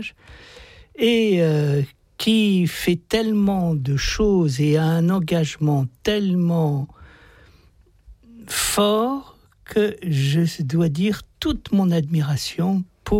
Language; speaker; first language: French; native; French